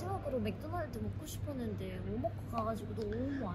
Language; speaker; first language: Korean; native; Korean